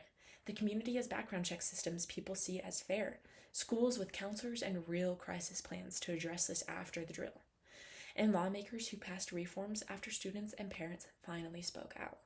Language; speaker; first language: English; native; English